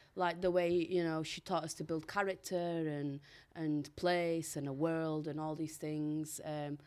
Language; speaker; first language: English; non-native, local second language; Portuguese